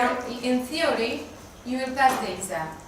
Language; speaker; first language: English; non-native, fluent; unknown